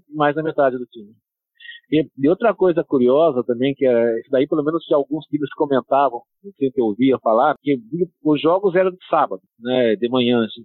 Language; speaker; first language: Portuguese; early bilingual, other home language; Italian